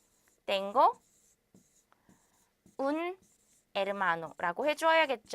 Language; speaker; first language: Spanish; non-native, fluent; Korean